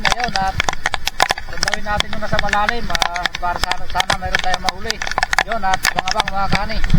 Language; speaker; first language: Filipino; native; Filipino